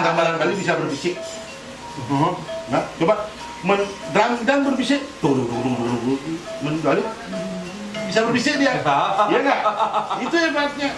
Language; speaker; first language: Indonesian; non-native, local second language; Balinese